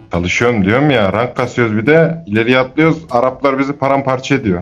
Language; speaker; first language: Turkish; native; Turkish